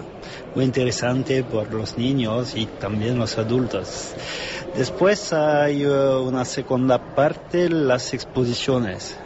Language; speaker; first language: Spanish; non-native, fluent; French